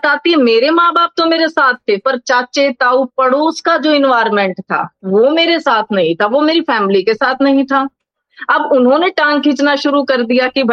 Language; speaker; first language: Hindi; native; Hindi